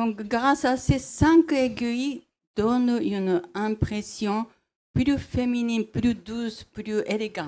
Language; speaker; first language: French; non-native, fluent; Japanese